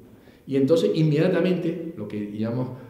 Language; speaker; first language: Spanish; native; Spanish